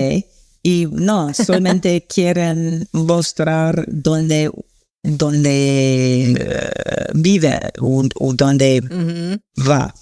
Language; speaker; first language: Spanish; non-native, learner; English